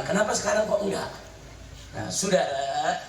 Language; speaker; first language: Indonesian; native; Indonesian